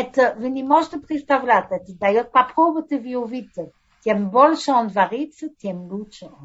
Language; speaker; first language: Russian; non-native, fluent; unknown